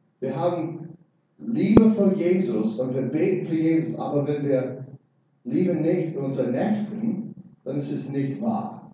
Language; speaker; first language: German; non-native, learner; English